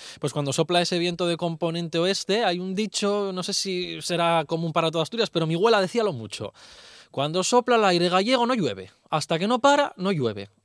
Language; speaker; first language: Spanish; native; Spanish